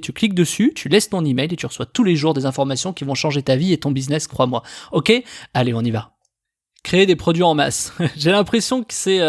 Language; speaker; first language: French; native; French